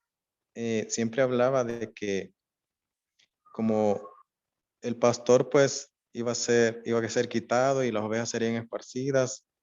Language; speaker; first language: Spanish; native; Spanish